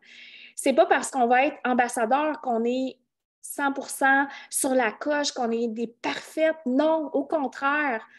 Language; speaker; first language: French; native; French